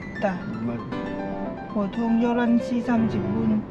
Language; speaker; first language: Korean; non-native, learner; Lao